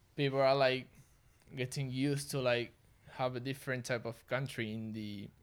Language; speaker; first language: English; non-native, fluent; Spanish